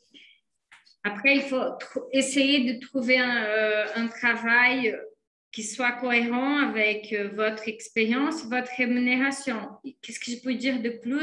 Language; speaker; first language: French; non-native, fluent; Portuguese